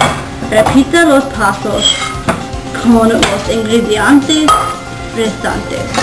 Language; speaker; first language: Spanish; non-native, learner; English